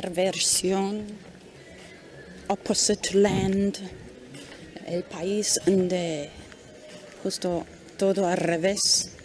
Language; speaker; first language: Spanish; non-native, fluent; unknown